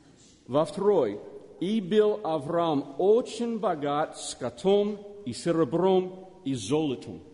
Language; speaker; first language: Russian; non-native, learner; English